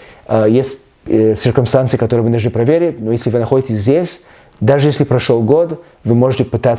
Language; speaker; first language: Russian; early bilingual, heritage; Russian